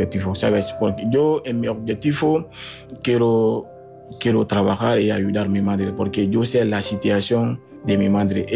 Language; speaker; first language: Spanish; non-native, learner; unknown